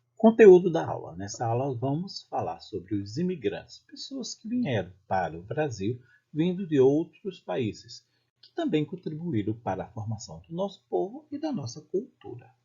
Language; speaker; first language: Portuguese; native; Portuguese